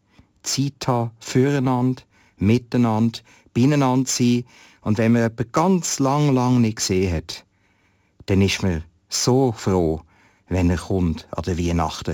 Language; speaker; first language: German; native; German